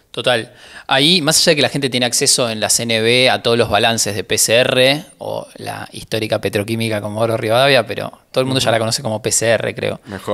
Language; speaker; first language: Spanish; native; Spanish